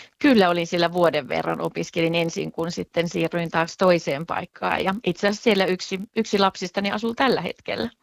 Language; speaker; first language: Finnish; native; Finnish